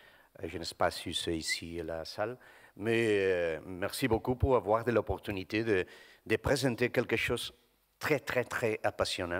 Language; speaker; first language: French; non-native, learner; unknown